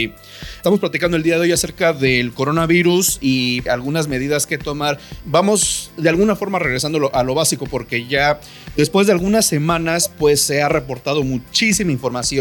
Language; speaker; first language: Spanish; native; Spanish